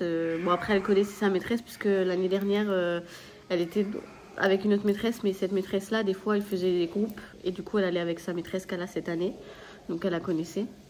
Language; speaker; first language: French; native; French